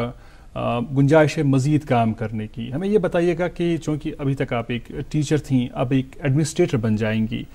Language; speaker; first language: Hindi; non-native, local second language; Kashmiri